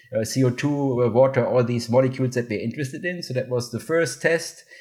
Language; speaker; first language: English; non-native, fluent; German